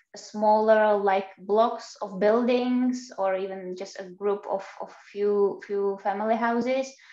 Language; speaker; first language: English; non-native, fluent; Czech